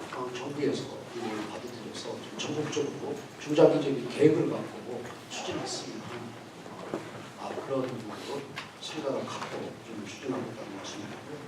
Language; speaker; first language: Korean; native; Korean